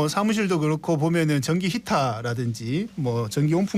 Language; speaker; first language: Korean; native; Korean